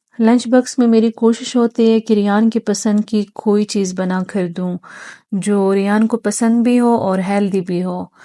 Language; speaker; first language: Urdu; non-native, local second language; Pashto